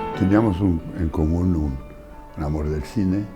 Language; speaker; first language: Spanish; non-native, fluent; French